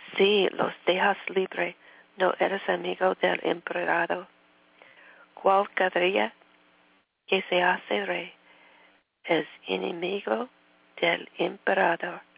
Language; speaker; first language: Spanish; non-native, learner; English